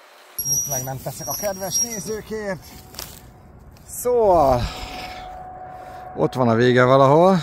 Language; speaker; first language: Hungarian; native; Hungarian